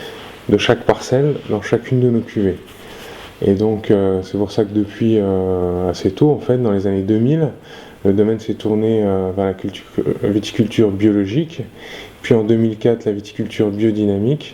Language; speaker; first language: French; native; French